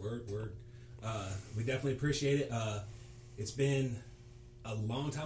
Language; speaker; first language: English; native; English